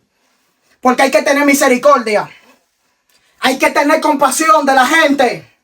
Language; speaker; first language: Spanish; native; Spanish